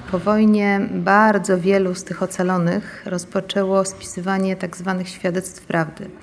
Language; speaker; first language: Polish; native; Polish